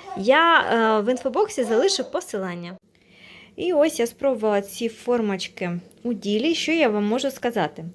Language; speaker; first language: Ukrainian; non-native, local second language; Russian